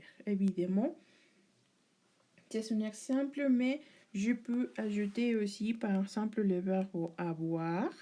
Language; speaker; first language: French; non-native, learner; Spanish